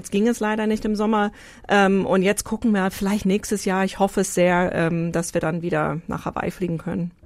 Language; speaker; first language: German; non-native, fluent; English